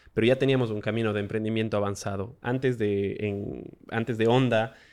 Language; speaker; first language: Spanish; native; Spanish